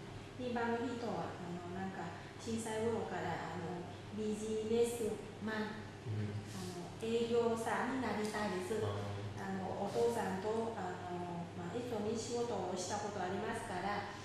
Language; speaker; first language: Japanese; non-native, fluent; Vietnamese